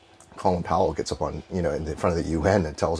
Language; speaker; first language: English; native; English